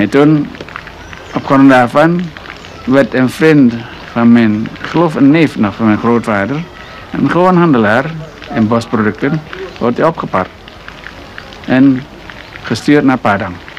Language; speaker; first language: Dutch; non-native, local second language; Indonesian